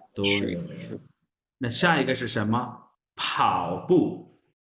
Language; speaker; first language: Chinese; non-native, fluent; Urdu